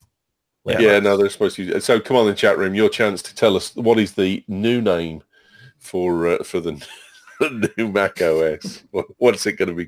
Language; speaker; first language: English; native; English